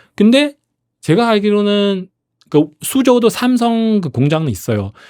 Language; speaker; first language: Korean; early bilingual, heritage; Korean